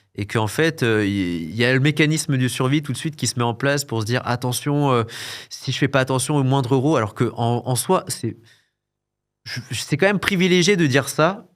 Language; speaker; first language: French; native; French